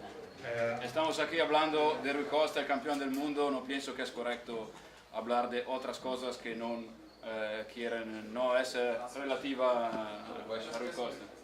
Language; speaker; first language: Spanish; non-native, learner; Italian